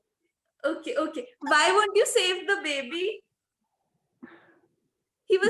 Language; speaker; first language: English; non-native, local second language; Hindi